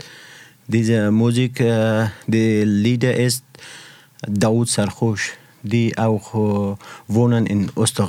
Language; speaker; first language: German; non-native, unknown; Persian